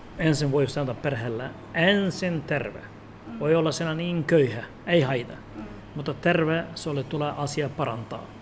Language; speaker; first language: Finnish; non-native, learner; Turkish